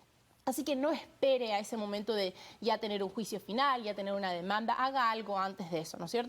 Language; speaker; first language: Spanish; native; Spanish